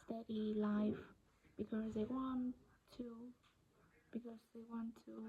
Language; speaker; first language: English; non-native, learner; Vietnamese